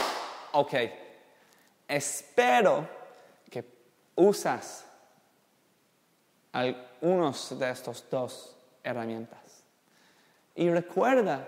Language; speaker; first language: Spanish; non-native, fluent; English